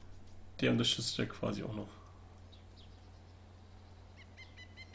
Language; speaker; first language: German; native; German